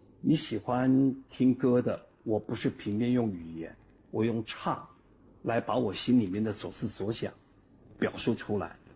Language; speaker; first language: Chinese; native; Chinese